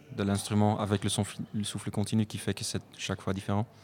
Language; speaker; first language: French; non-native, fluent; Dutch